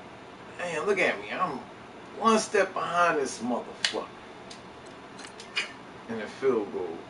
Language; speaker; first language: English; native; English